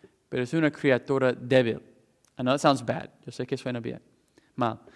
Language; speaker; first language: Spanish; non-native, fluent; English